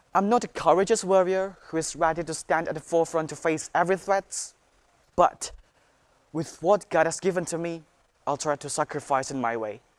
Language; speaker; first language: English; non-native, learner; Indonesian